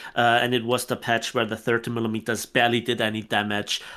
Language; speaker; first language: English; non-native, fluent; German